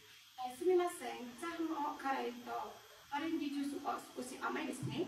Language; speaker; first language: Japanese; non-native, learner; Indonesian